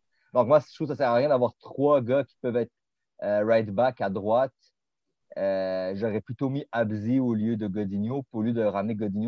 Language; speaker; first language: French; native; French